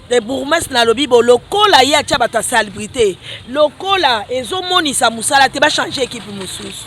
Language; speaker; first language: Lingala; native; Lingala